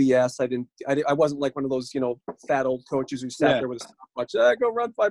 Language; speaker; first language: English; native; English